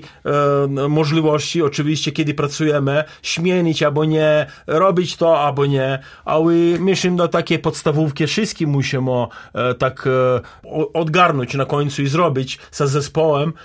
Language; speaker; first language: Polish; non-native, learner; Serbian